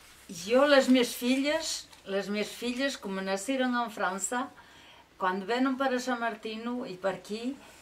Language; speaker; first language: Portuguese; non-native, local second language; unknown